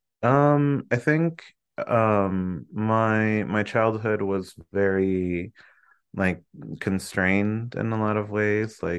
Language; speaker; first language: English; early bilingual, other home language; Spanish